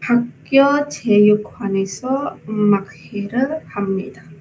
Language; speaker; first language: Korean; non-native, learner; Indonesian